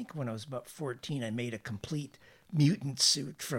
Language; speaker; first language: English; native; English